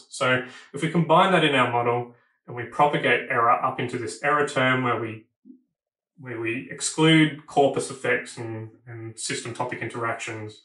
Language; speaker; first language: English; native; English